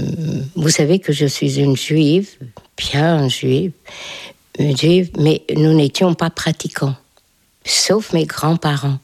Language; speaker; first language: French; non-native, fluent; Hungarian